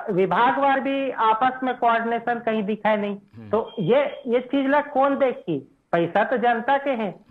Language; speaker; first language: Hindi; native; Hindi